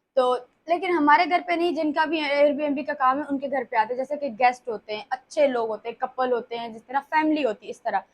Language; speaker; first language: Urdu; native; Urdu